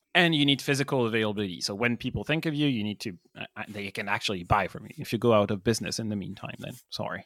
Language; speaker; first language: English; non-native, fluent; French